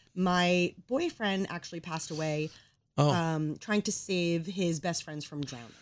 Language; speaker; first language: English; native; English